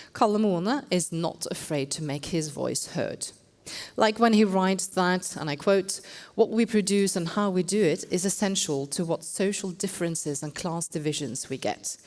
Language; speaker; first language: English; non-native, fluent; Norwegian